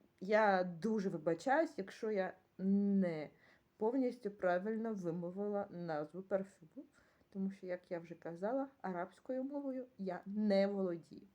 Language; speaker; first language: Ukrainian; native; Ukrainian